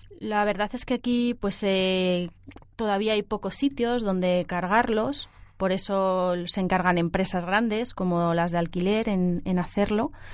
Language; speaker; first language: Spanish; native; Spanish